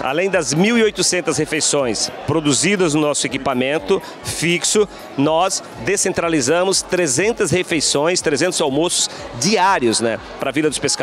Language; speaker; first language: Portuguese; native; Portuguese